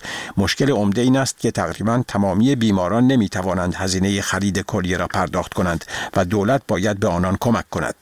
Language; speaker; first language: Persian; native; Persian